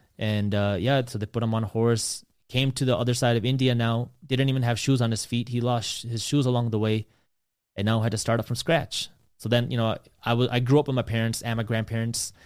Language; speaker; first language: English; early bilingual, other home language; Punjabi